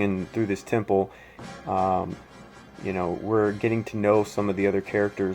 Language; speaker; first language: English; native; English